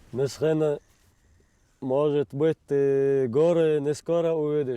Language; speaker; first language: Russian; non-native, local second language; Chechen